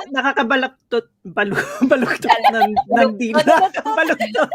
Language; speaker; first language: Filipino; early bilingual, heritage; Swedish